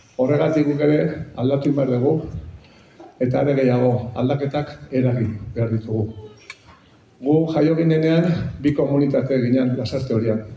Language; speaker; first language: Basque; non-native, local second language; Spanish